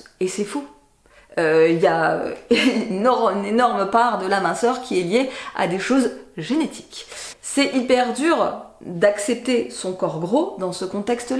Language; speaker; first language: French; native; French